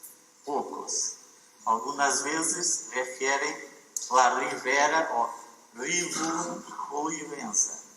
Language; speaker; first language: Portuguese; non-native, fluent; Spanish